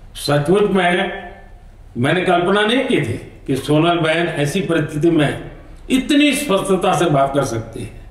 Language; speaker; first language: Hindi; non-native, local second language; Gujarati